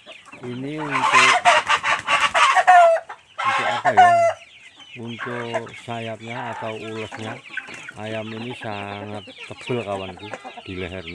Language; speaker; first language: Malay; non-native, local second language; Javanese